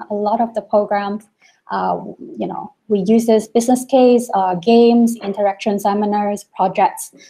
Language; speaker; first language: English; non-native, local second language; Cantonese